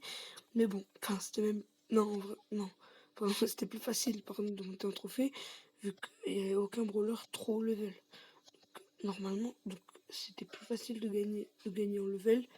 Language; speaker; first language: French; native; French